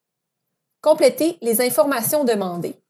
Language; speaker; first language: French; native; French